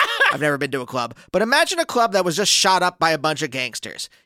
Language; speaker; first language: English; native; English